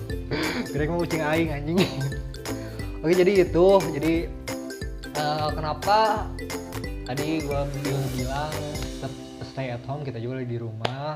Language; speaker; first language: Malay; non-native, local second language; Sundanese